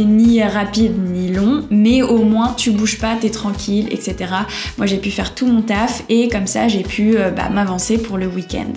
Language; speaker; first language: French; native; French